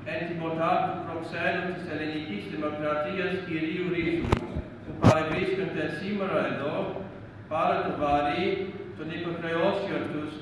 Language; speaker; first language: Greek; non-native, fluent; English